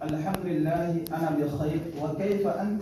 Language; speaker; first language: Arabic; non-native, learner; Urdu